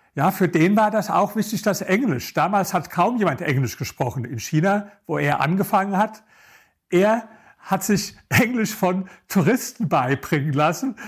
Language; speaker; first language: German; native; German